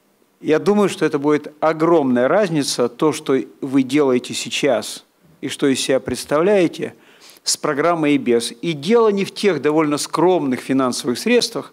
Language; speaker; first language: Russian; native; Russian